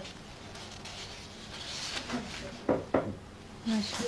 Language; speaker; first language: Japanese; non-native, learner; Chinese